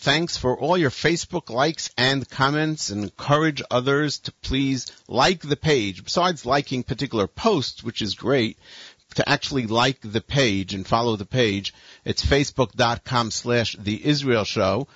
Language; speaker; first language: English; native; English